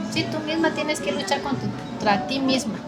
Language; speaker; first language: Spanish; native; Spanish